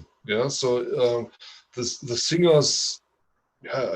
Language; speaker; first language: English; non-native, fluent; German